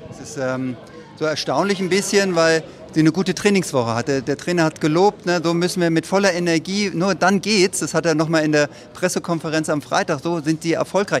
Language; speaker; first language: German; native; German